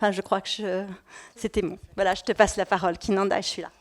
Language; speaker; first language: French; native; French